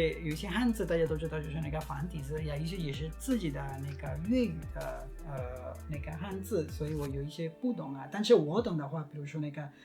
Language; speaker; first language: Chinese; non-native, fluent; Spanish